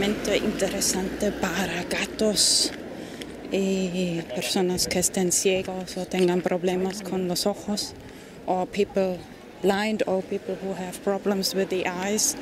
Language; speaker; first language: Spanish; non-native, fluent; German